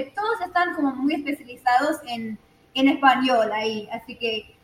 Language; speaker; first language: Spanish; non-native, fluent; English